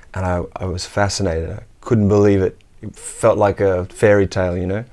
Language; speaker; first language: English; native; English